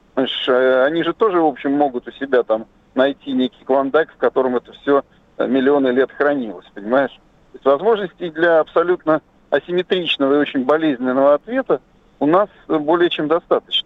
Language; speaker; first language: Russian; native; Russian